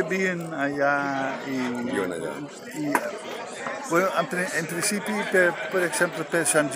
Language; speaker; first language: Catalan; non-native, fluent; Dutch